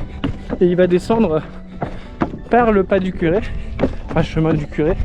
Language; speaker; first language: French; native; French